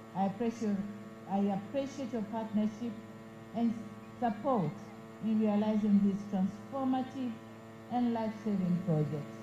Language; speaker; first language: English; non-native, local second language; Swahili